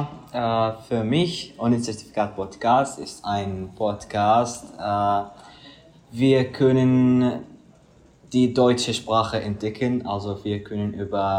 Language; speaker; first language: German; non-native, learner; Arabic